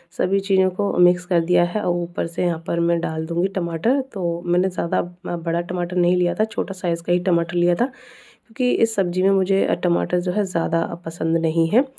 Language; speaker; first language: Hindi; native; Hindi